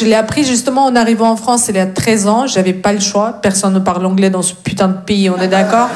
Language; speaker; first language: French; non-native, fluent; Russian